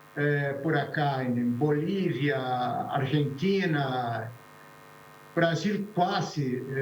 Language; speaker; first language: Spanish; non-native, fluent; Portuguese